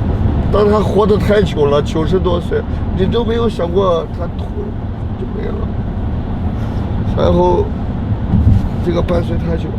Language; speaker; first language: Chinese; native; Chinese